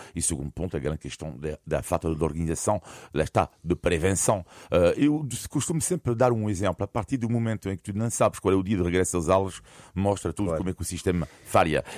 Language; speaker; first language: Portuguese; non-native, fluent; French